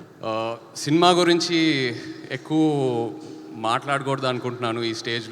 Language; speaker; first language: Telugu; native; Telugu